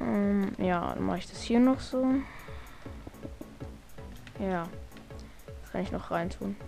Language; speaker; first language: German; native; German